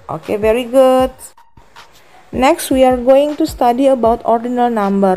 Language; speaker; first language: English; non-native, fluent; Indonesian